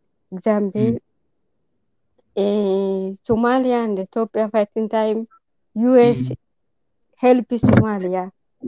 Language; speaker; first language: English; non-native, learner; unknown